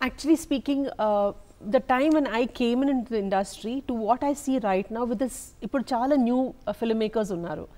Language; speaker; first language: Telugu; non-native, local second language; Malayalam